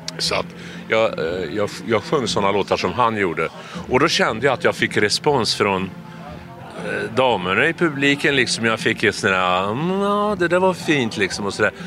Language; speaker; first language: Swedish; native; Swedish